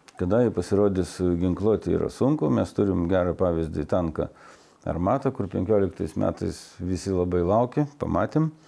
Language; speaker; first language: Lithuanian; non-native, local second language; Russian